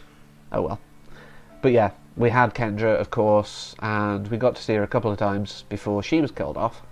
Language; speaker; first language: English; native; English